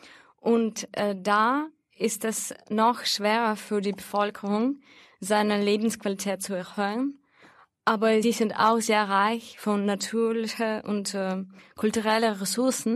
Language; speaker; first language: German; non-native, fluent; Russian